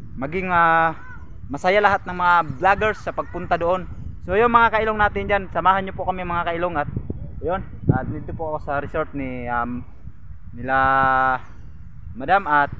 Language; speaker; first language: Filipino; non-native, local second language; Masbatenyo